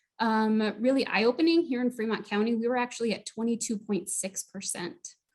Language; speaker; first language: English; native; English